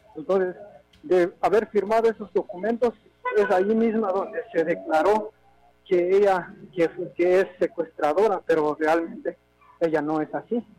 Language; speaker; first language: Spanish; non-native, local second language; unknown